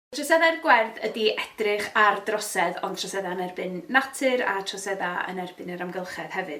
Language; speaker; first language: Welsh; native; Welsh